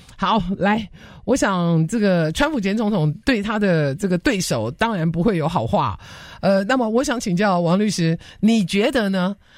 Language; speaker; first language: Chinese; native; Chinese